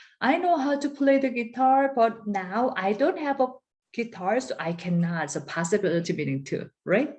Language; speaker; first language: English; non-native, fluent; Korean